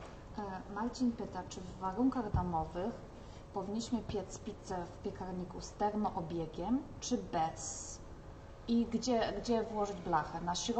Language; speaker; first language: Polish; native; Polish